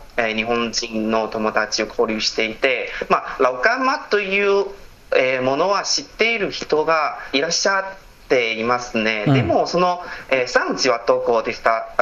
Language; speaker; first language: Japanese; non-native, fluent; Chinese